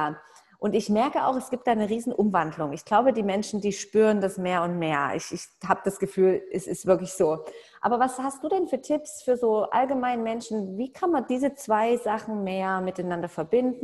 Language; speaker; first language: German; native; German